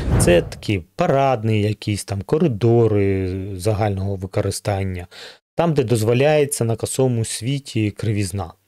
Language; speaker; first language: Ukrainian; non-native, local second language; Russian